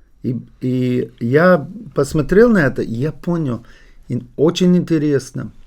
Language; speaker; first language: Russian; non-native, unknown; English